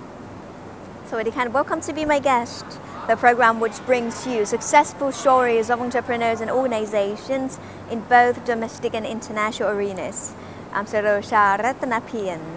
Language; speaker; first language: English; non-native, fluent; Thai